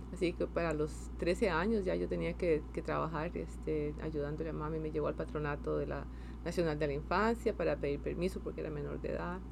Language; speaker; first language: Spanish; native; Spanish